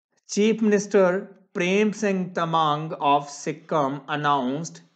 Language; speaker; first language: English; non-native, local second language; Punjabi